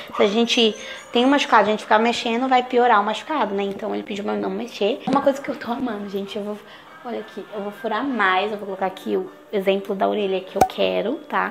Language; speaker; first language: Portuguese; native; Portuguese